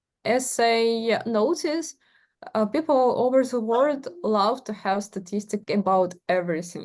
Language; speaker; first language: English; non-native, learner; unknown